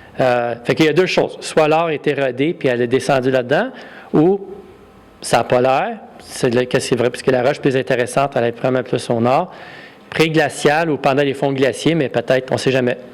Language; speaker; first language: French; native; French